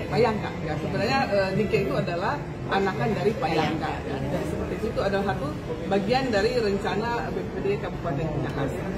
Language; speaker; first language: Indonesian; native; Indonesian